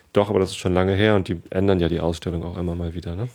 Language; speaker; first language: German; native; German